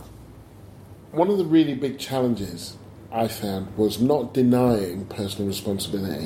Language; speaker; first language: English; native; English